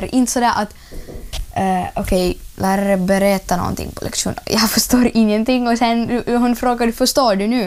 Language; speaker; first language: Swedish; early bilingual, other home language; Russian